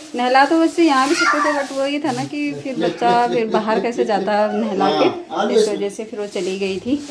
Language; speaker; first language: Hindi; native; Hindi